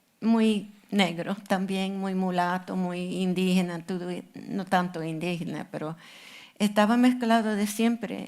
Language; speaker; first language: Spanish; non-native, fluent; English